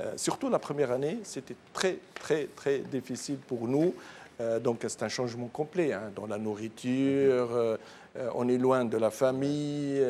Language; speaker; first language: French; non-native, local second language; Arabic